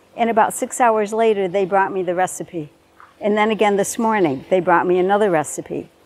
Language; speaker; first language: English; native; English